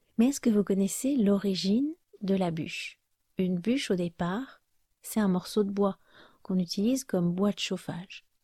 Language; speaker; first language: French; native; French